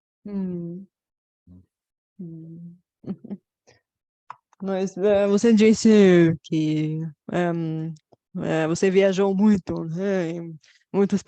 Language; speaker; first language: Portuguese; non-native, fluent; Bulgarian